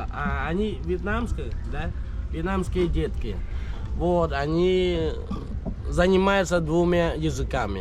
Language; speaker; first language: Russian; non-native, fluent; Khmer